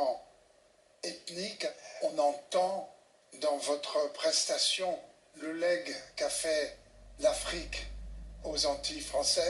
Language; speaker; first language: French; native; French